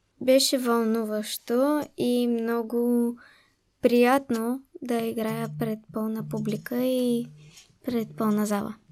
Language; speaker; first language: Bulgarian; early bilingual, heritage; Bulgarian